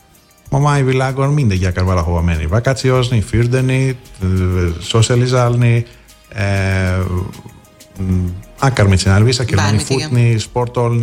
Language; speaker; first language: Hungarian; non-native, fluent; Greek